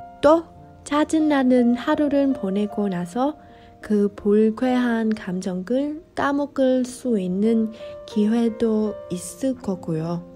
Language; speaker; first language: Korean; non-native, fluent; Vietnamese